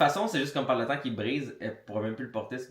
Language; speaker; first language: French; native; French